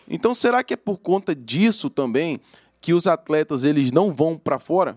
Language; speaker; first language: Portuguese; native; Portuguese